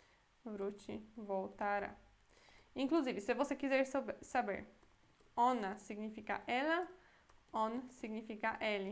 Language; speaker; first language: Portuguese; non-native, fluent; Polish